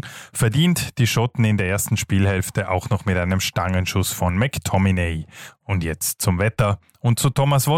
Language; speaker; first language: German; native; German